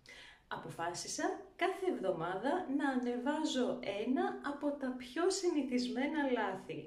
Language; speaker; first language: Greek; native; Greek